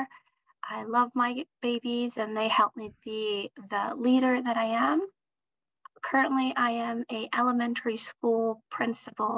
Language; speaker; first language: English; early bilingual, other home language; Somali